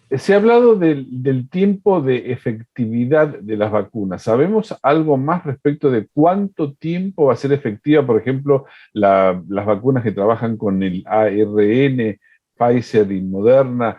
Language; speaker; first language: Spanish; native; Spanish